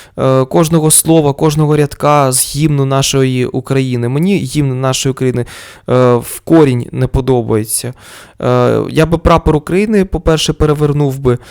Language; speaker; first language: Ukrainian; non-native, local second language; Russian